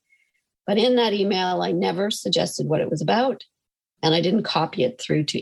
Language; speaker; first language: English; native; English